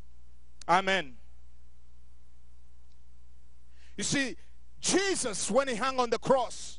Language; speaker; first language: English; non-native, local second language; Ganda